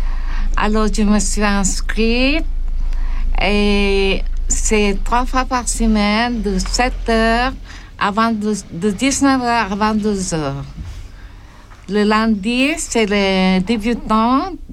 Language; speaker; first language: French; non-native, learner; Filipino